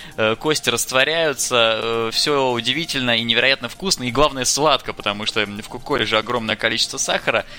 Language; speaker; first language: Russian; native; Russian